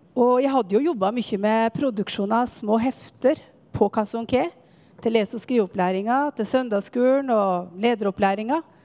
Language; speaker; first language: Norwegian; native; Norwegian